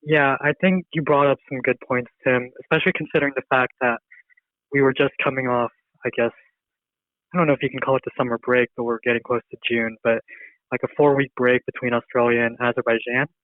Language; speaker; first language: English; native; English